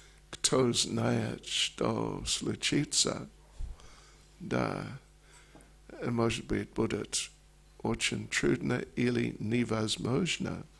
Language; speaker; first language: Russian; non-native, learner; English